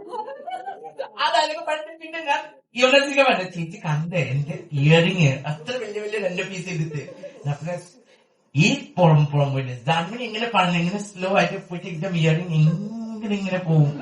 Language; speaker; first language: Malayalam; non-native, fluent; Assamese